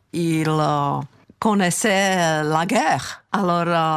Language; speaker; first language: French; non-native, fluent; Czech